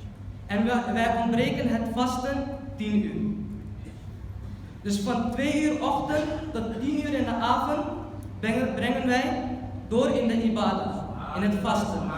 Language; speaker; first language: Dutch; early bilingual, other home language; Urdu